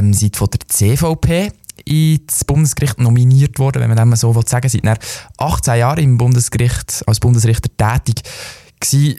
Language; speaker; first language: German; native; German